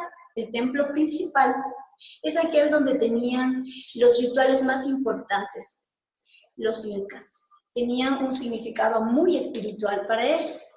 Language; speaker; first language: Spanish; native; Spanish